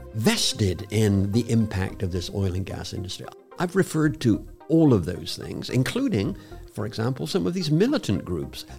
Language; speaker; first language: English; native; English